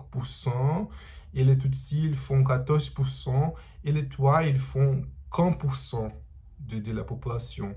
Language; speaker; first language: French; non-native, learner; Portuguese